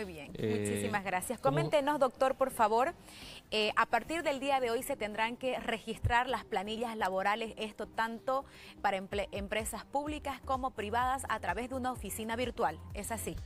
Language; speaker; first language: Spanish; native; Spanish